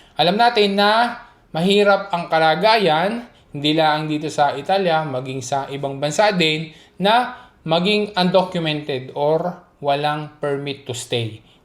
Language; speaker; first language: Filipino; native; Filipino